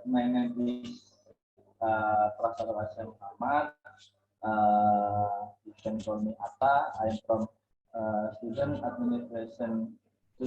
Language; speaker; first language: English; non-native, local second language; Indonesian